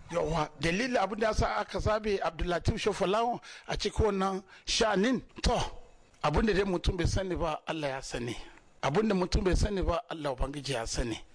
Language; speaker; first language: Hausa; non-native, local second language; Yoruba